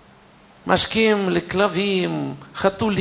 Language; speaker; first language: Hebrew; non-native, fluent; Russian